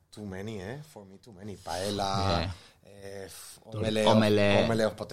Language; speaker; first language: English; non-native, learner; Spanish